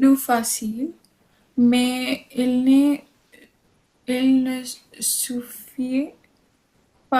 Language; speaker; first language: French; non-native, learner; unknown